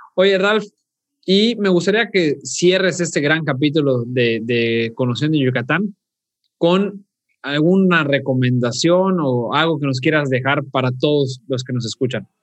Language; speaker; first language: Spanish; native; Spanish